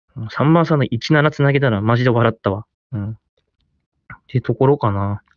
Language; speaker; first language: Japanese; native; Japanese